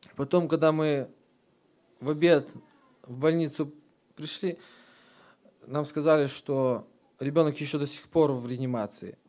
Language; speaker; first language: Russian; native; Russian